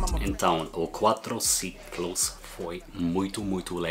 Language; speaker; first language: Portuguese; non-native, learner; English